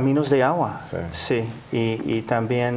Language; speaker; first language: Spanish; non-native, fluent; English